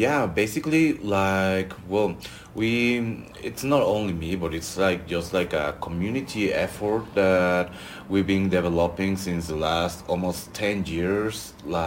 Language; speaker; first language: English; non-native, fluent; Spanish